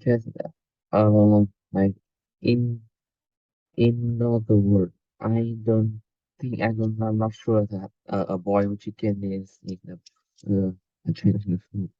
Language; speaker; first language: English; non-native, learner; Vietnamese